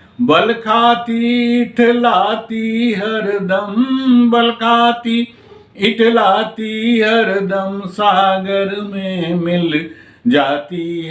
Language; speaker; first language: Hindi; native; Hindi